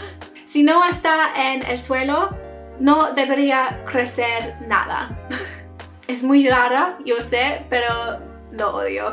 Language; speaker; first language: Spanish; non-native, learner; English